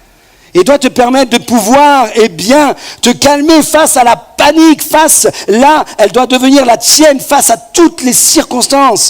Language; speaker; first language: French; native; French